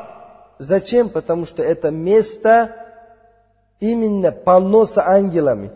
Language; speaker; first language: Russian; non-native, learner; Uzbek